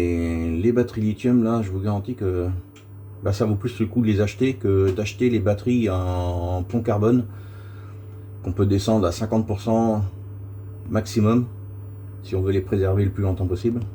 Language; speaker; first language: French; native; French